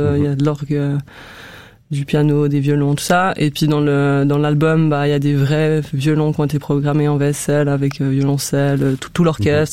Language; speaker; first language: French; native; French